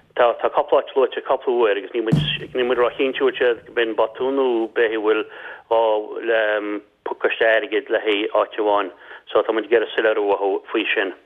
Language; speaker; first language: Irish; native; Irish